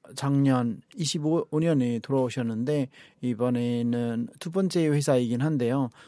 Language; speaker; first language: Korean; non-native, fluent; Nepali